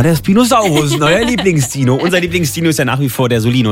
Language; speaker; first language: German; native; German